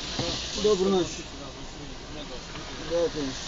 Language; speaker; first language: Russian; non-native, local second language; Kyrgyz